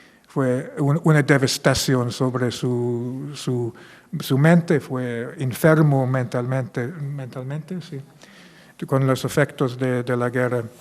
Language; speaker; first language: Spanish; non-native, fluent; English